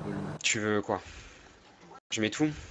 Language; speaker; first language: French; native; French